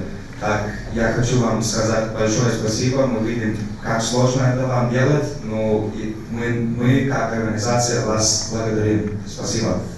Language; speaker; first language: Russian; non-native, fluent; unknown